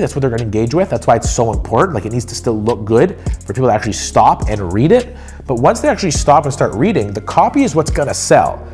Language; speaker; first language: English; native; English